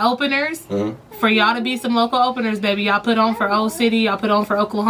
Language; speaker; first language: English; native; English